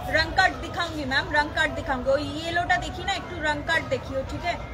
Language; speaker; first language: Hindi; non-native, local second language; Bangla